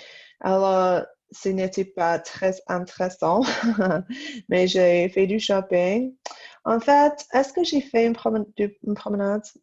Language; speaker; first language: French; non-native, fluent; English